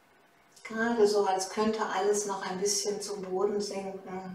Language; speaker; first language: German; native; German